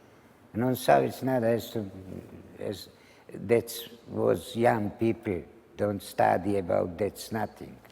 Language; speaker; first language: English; non-native, learner; Ladino